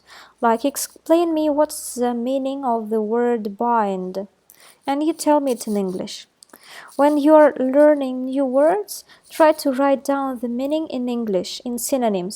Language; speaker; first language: English; non-native, fluent; Russian